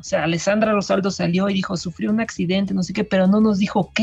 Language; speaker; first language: Spanish; native; Spanish